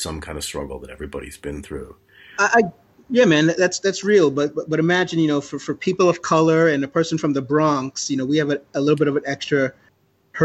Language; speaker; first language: English; native; English